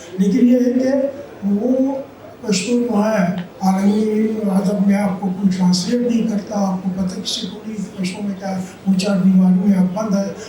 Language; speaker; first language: Urdu; non-native, local second language; Pashto